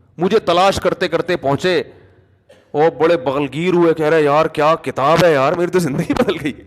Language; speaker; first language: Urdu; native; Urdu